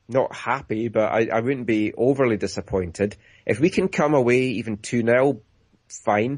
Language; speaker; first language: English; native; English